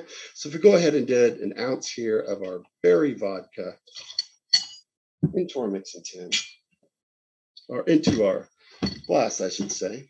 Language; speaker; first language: English; native; English